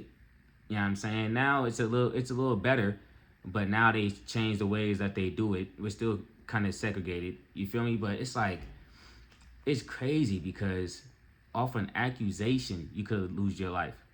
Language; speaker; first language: English; native; English